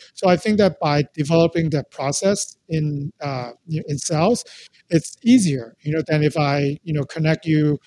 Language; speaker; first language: English; non-native, local second language; Cantonese